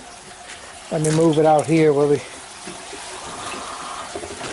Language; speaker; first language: English; native; English